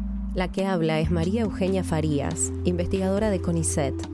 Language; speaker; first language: Spanish; native; Spanish